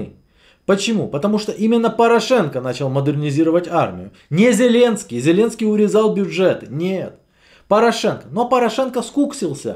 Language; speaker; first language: Russian; native; Russian